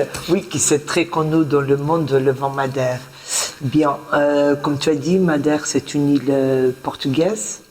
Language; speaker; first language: French; non-native, fluent; Portuguese